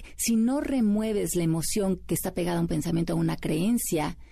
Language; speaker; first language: Spanish; native; Spanish